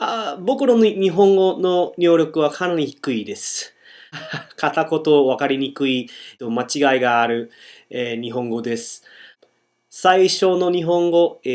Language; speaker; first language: Japanese; non-native, learner; English